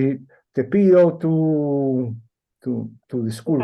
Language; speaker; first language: Spanish; non-native, fluent; English